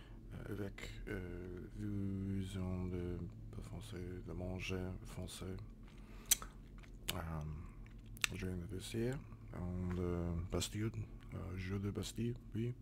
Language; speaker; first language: French; non-native, learner; English